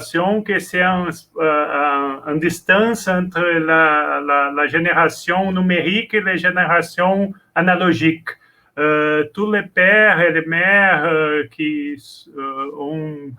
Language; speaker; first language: French; non-native, learner; Portuguese